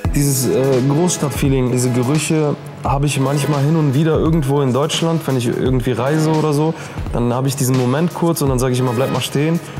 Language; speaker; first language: German; early bilingual, other home language; Russian